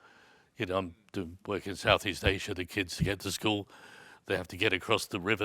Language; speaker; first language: English; native; English